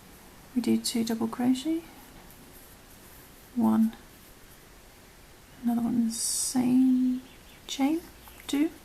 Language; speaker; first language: English; native; English